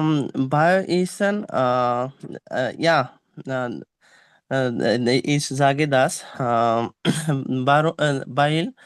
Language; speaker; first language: German; non-native, learner; Bangla